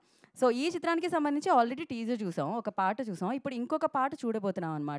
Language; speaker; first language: Telugu; native; Telugu